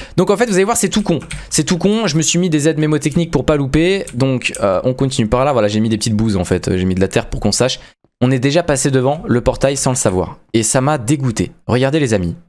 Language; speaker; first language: French; native; French